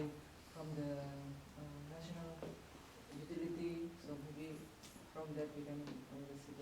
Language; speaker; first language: English; non-native, learner; Indonesian